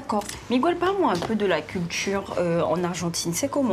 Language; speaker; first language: French; native; French